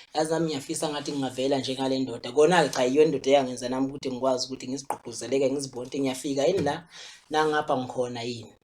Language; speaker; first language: Zulu; native; Zulu